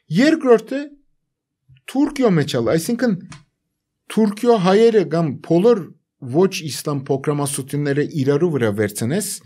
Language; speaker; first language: Armenian; native; Armenian